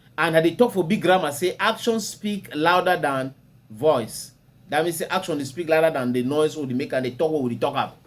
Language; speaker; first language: Nigerian Pidgin; native; Nigerian Pidgin